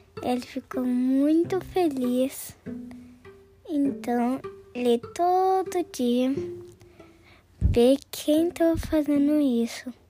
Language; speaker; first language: Portuguese; early bilingual, heritage; Portuguese